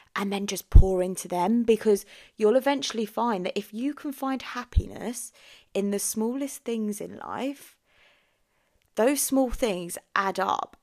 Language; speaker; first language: English; native; English